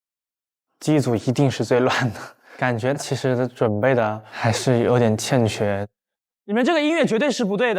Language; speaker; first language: Chinese; native; Chinese